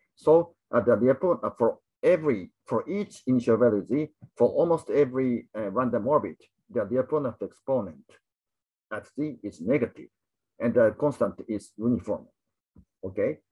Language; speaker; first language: English; non-native, fluent; Japanese